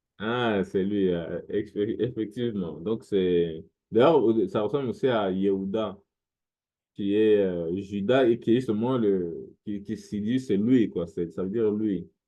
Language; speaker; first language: French; non-native, local second language; Lingala